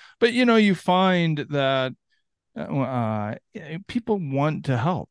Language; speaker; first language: English; native; English